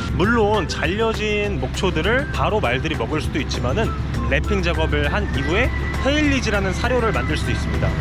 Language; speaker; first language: Korean; native; Korean